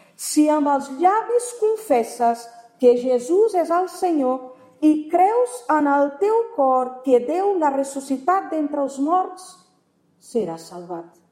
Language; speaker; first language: Catalan; non-native, fluent; Portuguese